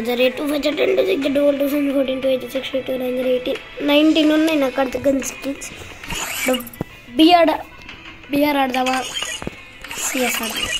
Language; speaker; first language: Telugu; native; Telugu